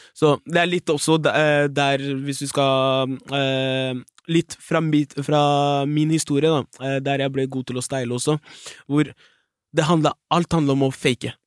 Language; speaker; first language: Norwegian; early bilingual, other home language; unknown